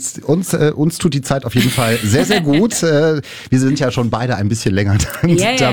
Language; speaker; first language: German; native; German